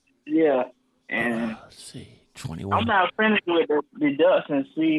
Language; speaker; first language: English; native; English